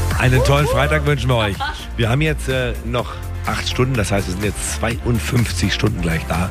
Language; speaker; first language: German; native; German